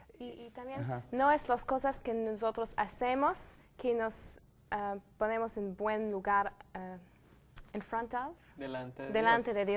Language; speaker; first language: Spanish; non-native, learner; French